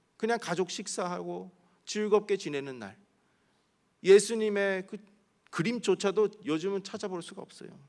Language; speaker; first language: Korean; early bilingual, heritage; Korean